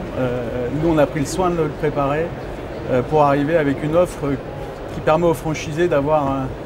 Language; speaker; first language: French; native; French